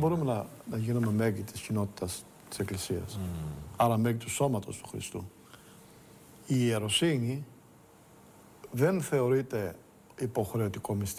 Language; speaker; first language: Greek; native; Greek